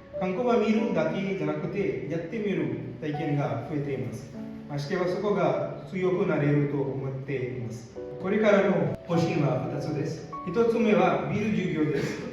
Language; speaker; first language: Japanese; non-native, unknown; Hindi